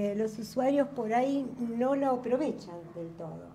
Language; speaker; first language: Spanish; native; Spanish